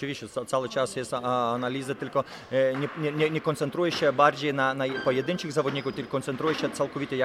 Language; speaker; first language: Polish; non-native, fluent; Lithuanian